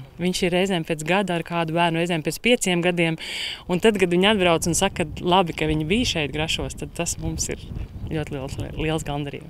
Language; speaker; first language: Latvian; native; Latvian